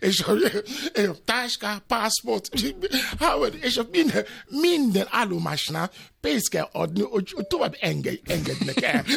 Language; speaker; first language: Hungarian; non-native, fluent; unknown